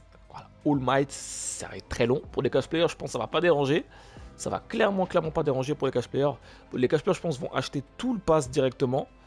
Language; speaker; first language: French; native; French